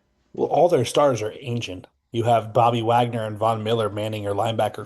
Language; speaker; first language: English; native; English